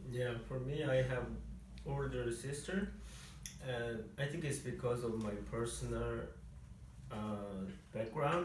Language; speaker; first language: English; non-native, fluent; Korean